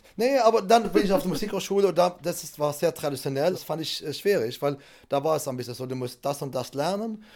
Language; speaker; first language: German; non-native, fluent; Swedish